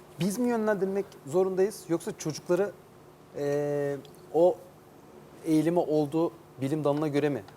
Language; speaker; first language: Turkish; native; Turkish